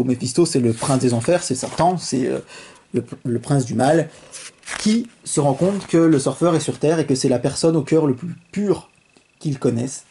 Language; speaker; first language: French; native; French